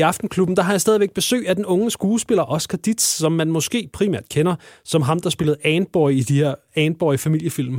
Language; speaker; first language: Danish; native; Danish